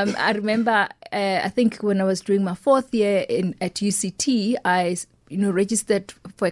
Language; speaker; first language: English; non-native, local second language; Northern Sotho